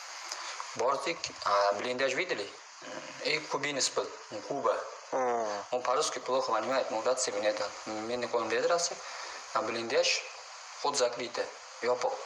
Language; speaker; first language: Russian; non-native, learner; Uzbek